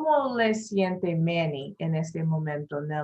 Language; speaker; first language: Spanish; non-native, learner; English